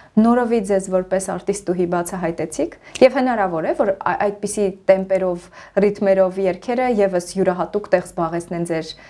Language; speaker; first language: Armenian; native; Armenian